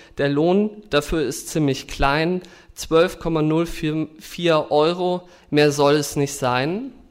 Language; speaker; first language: German; native; German